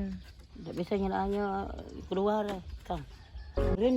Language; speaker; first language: Indonesian; non-native, local second language; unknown